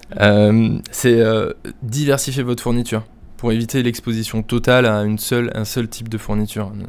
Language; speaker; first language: French; native; French